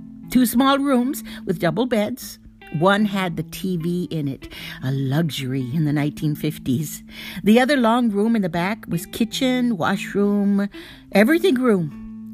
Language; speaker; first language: English; early bilingual, other home language; Spanish